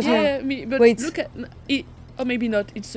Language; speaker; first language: English; non-native, fluent; French